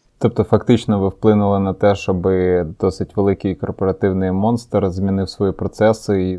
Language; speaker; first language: Ukrainian; non-native, local second language; Russian